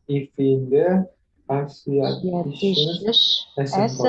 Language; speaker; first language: German; non-native, learner; Indonesian